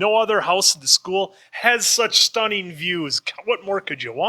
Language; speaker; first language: English; native; English